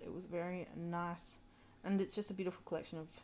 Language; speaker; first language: English; native; English